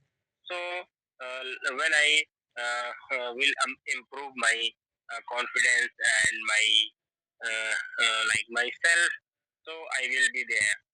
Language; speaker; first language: English; non-native, learner; Hindi